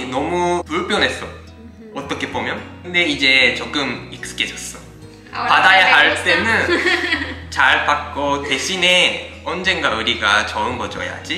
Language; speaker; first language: Korean; non-native, fluent; Japanese